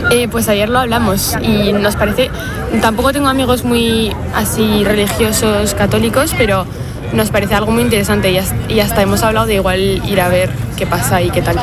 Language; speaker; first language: Spanish; non-native, fluent; French